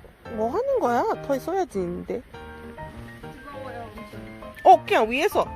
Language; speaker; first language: Korean; non-native, learner; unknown